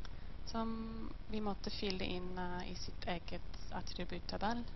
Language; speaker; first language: Norwegian; non-native, learner; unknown